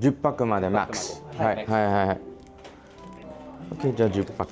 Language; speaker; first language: Japanese; non-native, learner; English